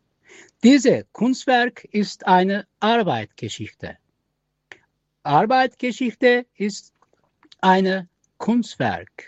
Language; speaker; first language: German; non-native, learner; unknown